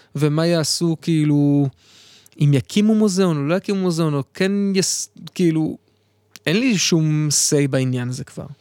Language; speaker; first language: Hebrew; native; Hebrew